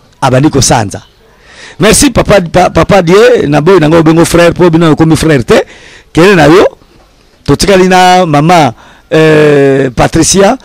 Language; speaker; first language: Lingala; native; Lingala